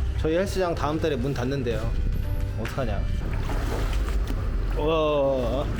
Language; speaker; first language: Korean; native; Korean